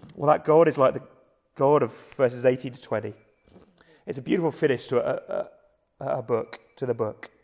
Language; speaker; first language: English; native; English